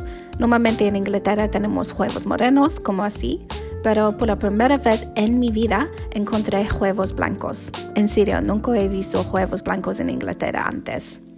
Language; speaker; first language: Spanish; non-native, learner; English